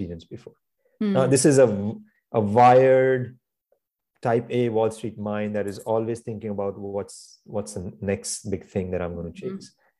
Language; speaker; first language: English; non-native, local second language; Gujarati